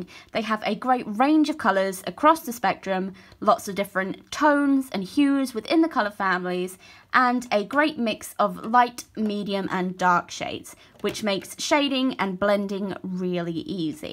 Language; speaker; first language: English; native; English